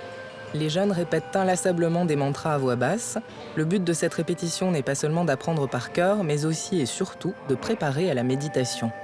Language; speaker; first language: French; native; French